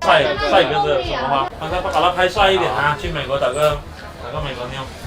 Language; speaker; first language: Chinese; native; Chinese